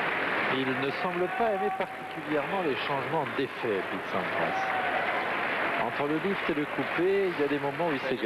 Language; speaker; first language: French; native; French